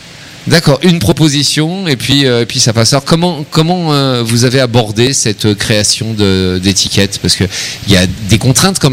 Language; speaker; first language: French; native; French